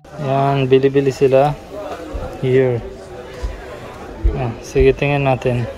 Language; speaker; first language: Filipino; non-native, learner; Punjabi